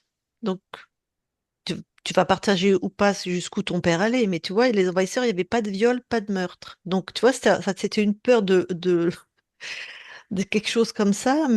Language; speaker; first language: French; native; French